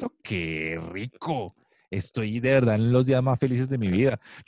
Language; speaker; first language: Spanish; native; Spanish